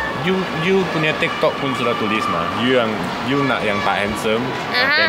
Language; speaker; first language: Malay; non-native, local second language; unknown